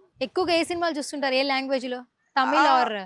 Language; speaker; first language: Telugu; native; Telugu